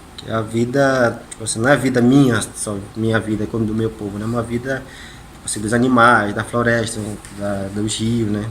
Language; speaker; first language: Portuguese; non-native, local second language; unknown